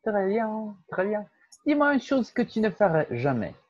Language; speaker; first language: French; non-native, fluent; Portuguese